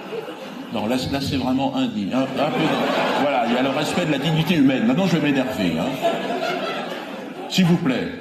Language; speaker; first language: French; native; French